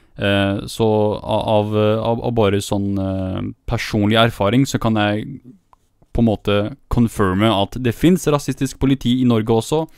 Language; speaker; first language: Norwegian; early bilingual, other home language; Kurdish